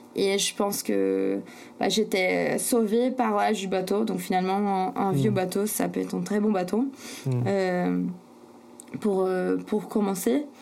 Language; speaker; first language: French; non-native, fluent; Portuguese